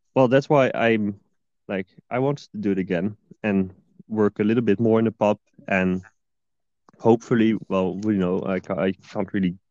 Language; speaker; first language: English; non-native, fluent; Dutch